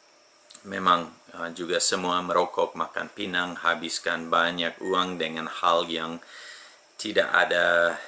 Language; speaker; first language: Indonesian; non-native, fluent; English